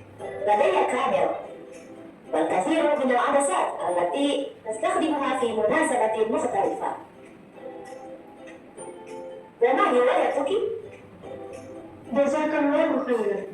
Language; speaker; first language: Arabic; non-native, learner; Indonesian